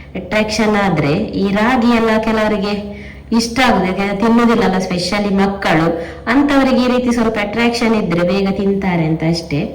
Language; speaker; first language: Kannada; native; Kannada